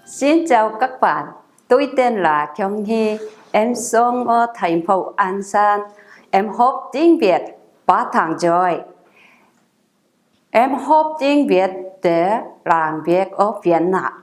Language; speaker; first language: Vietnamese; non-native, learner; Korean